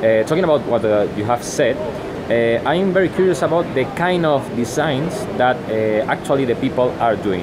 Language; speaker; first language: English; non-native, fluent; Spanish